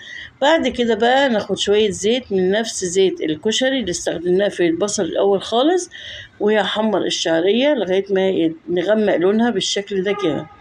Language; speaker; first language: Arabic; native; Arabic